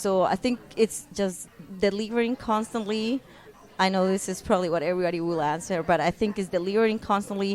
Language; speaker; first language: English; non-native, fluent; Spanish